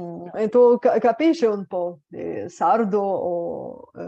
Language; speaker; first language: Italian; non-native, fluent; Bulgarian